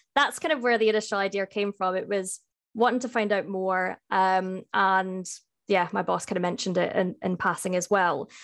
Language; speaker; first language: English; native; English